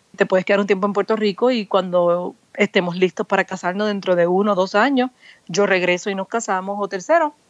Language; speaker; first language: Spanish; native; Spanish